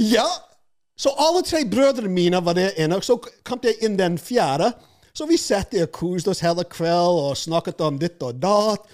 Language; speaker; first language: Norwegian; non-native, fluent; English